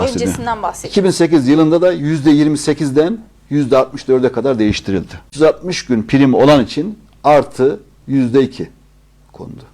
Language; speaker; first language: Turkish; native; Turkish